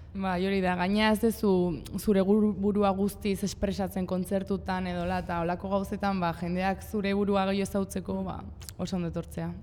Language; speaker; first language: Basque; native; Basque